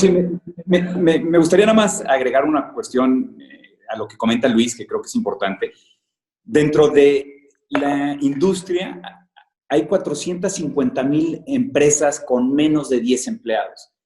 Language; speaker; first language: Spanish; native; Spanish